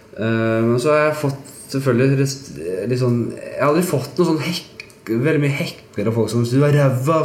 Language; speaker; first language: Norwegian; native; Norwegian